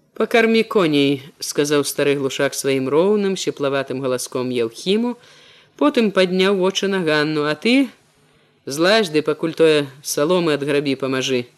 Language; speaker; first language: Belarusian; native; Belarusian